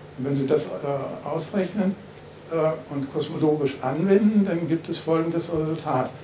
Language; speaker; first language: German; native; German